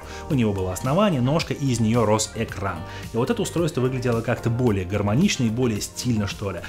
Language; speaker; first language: Russian; native; Russian